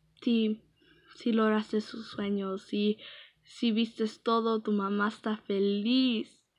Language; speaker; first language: Spanish; early bilingual, heritage; Spanish